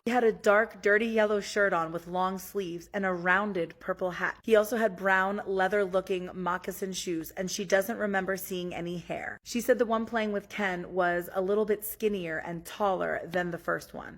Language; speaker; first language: English; native; English